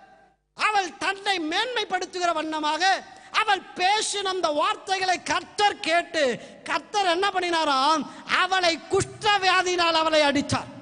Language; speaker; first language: Tamil; native; Tamil